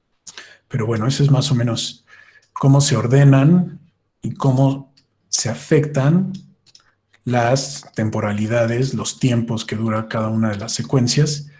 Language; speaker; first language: Spanish; native; Spanish